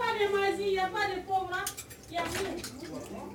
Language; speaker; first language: French; non-native, learner; Soninke